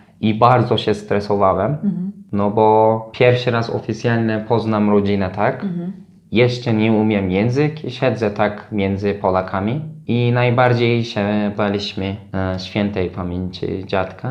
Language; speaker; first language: Polish; non-native, learner; Turkish